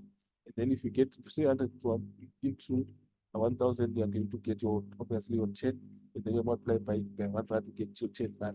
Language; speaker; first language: English; non-native, local second language; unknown